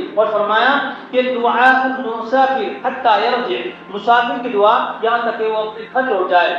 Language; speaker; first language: Urdu; native; Urdu